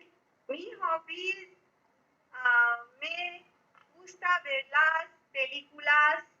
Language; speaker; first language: Spanish; non-native, learner; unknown